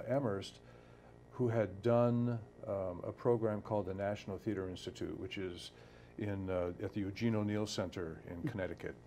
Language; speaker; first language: English; native; English